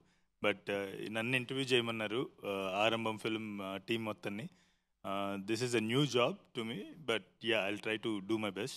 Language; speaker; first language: Telugu; native; Telugu